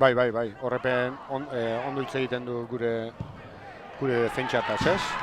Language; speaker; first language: Basque; native; Basque